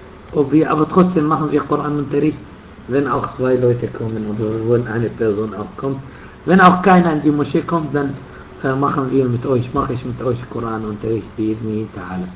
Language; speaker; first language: German; non-native, fluent; Arabic